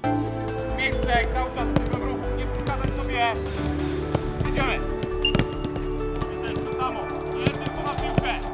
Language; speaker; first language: Polish; native; Polish